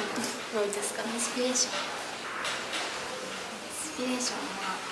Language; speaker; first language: Japanese; native; Japanese